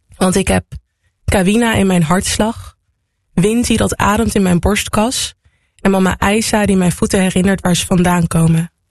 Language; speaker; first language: Dutch; native; Dutch